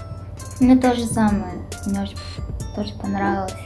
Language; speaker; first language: Russian; non-native, learner; Mongolian